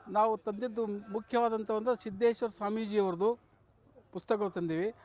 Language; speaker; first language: Kannada; native; Kannada